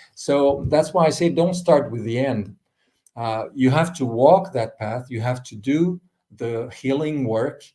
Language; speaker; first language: English; non-native, fluent; French